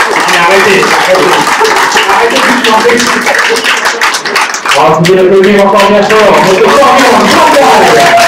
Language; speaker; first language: French; native; French